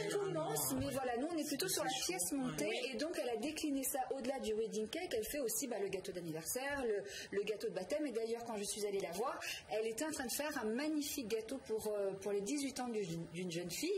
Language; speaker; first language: French; native; French